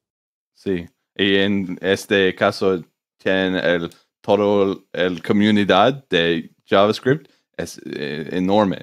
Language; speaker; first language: Spanish; non-native, learner; English